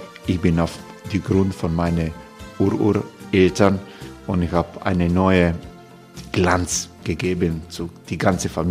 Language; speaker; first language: German; non-native, learner; Croatian